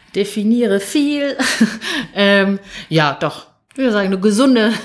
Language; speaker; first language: German; early bilingual, other home language; Kinyarwanda